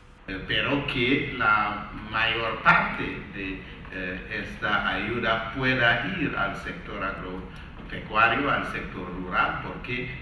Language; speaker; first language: Spanish; non-native, fluent; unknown